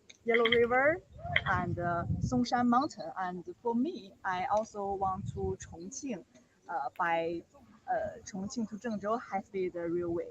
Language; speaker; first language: English; non-native, learner; Chinese